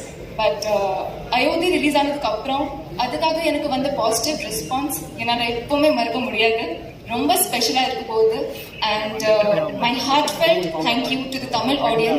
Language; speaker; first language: Tamil; non-native, fluent; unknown